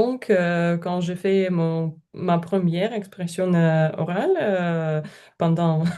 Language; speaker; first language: French; non-native, learner; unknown